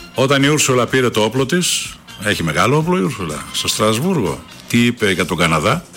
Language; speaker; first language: Greek; native; Greek